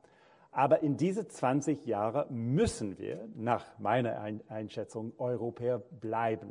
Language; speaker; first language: German; non-native, fluent; English